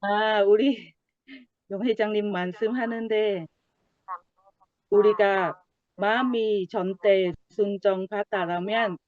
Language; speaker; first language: Korean; non-native, learner; Thai